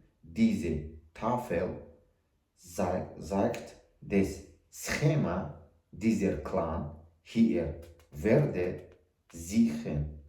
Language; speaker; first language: German; non-native, learner; Tajik